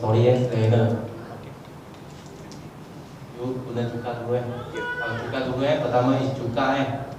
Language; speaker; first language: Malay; non-native, local second language; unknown